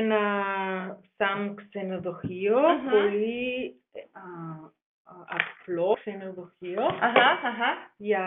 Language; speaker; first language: Greek; non-native, learner; German